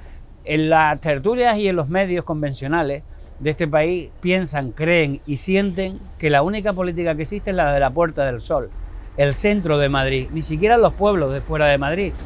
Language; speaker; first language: Spanish; native; Spanish